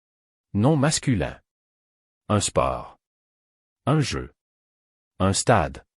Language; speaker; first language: French; non-native, fluent; Arabic